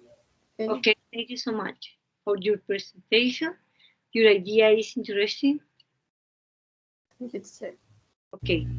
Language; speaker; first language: English; non-native, fluent; Spanish